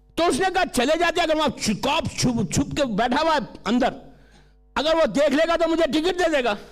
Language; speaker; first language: Urdu; native; Urdu